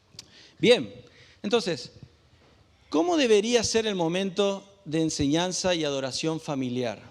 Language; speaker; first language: Spanish; native; Spanish